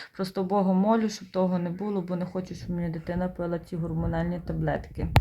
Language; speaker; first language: Ukrainian; native; Ukrainian